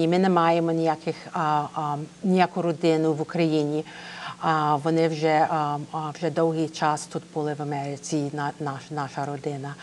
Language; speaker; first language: Ukrainian; early bilingual, heritage; Ukrainian